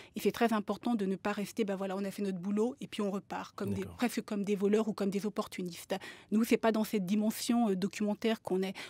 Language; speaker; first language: French; native; French